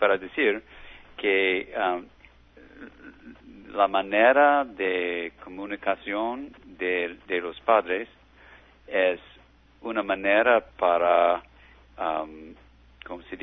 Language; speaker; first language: Spanish; non-native, learner; English